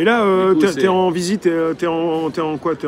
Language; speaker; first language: French; native; French